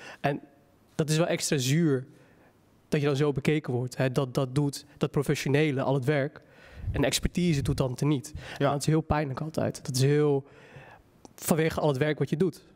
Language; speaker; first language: Dutch; early bilingual, other home language; Somali